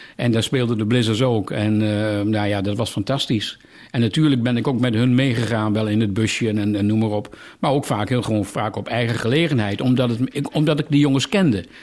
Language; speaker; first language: Dutch; native; Dutch